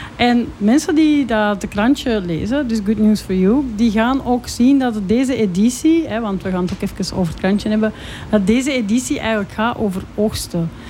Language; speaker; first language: Dutch; native; Dutch